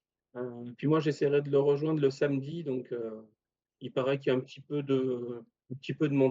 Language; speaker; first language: French; native; French